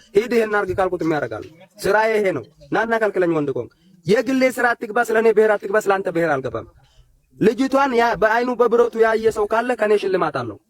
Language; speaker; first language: Amharic; non-native, local second language; Oromo